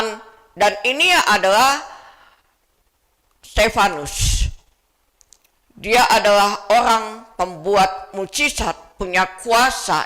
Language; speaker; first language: Indonesian; native; Indonesian